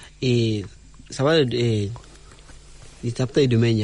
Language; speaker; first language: Catalan; non-native, learner; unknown